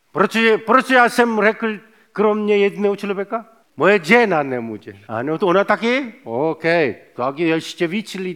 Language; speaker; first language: Czech; non-native, fluent; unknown